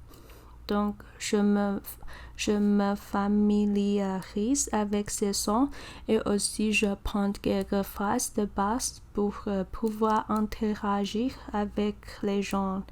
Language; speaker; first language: French; non-native, learner; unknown